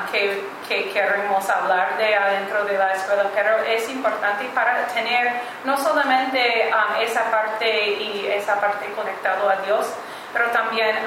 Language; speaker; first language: Spanish; non-native, learner; English